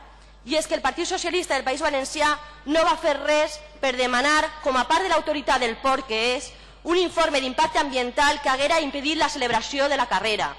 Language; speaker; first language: Catalan; native; Catalan